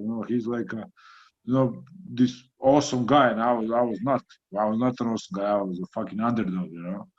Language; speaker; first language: English; non-native, fluent; Croatian